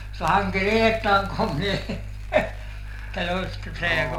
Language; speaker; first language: Swedish; native; Swedish